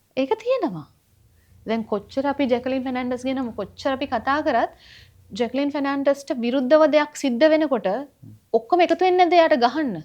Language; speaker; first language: Sinhala; non-native, local second language; Tamil